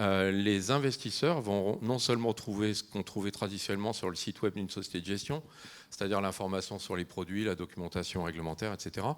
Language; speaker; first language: French; native; French